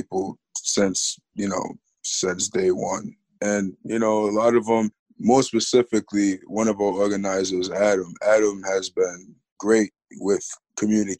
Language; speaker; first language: English; native; English